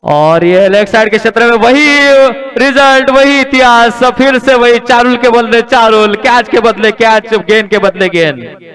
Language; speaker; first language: Hindi; non-native, local second language; Marathi